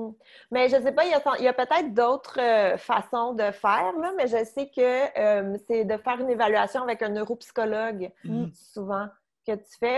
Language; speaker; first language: French; native; French